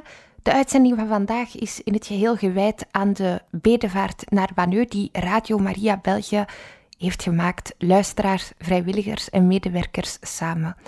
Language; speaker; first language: Dutch; native; Dutch